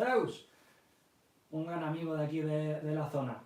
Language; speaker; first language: Spanish; early bilingual, other home language; English